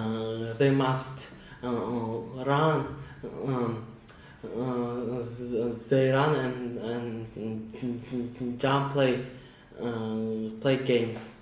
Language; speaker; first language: English; non-native, learner; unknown